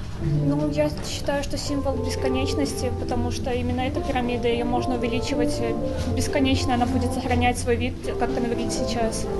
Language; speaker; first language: Russian; native; Russian